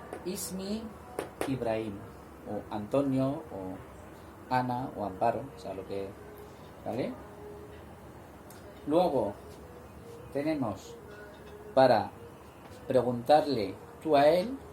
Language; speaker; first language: Spanish; non-native, fluent; Arabic